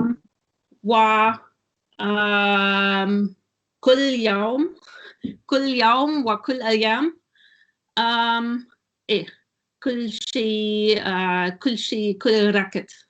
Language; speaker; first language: Arabic; non-native, learner; German